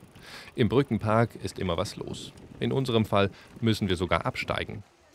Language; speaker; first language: German; native; German